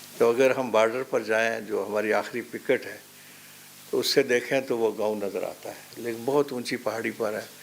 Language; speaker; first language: Urdu; non-native, local second language; Pahari-Potwari